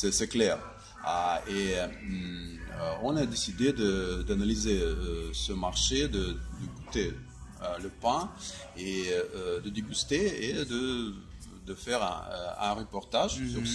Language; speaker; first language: French; non-native, fluent; Russian